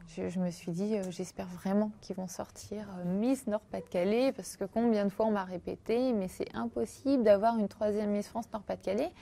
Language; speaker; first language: French; native; French